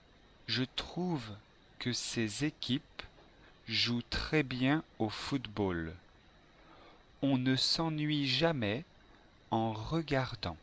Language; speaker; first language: French; non-native, learner; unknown